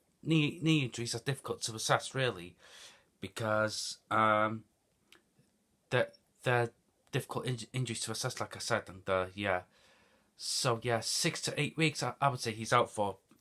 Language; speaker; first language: English; native; English